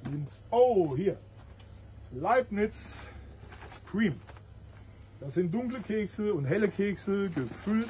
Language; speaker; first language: German; native; German